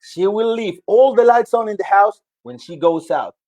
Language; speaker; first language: English; non-native, fluent; Spanish